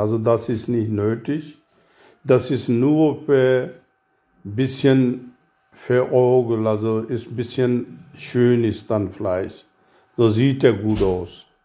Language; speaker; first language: German; non-native, learner; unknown